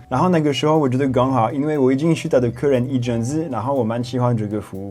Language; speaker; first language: Chinese; non-native, fluent; French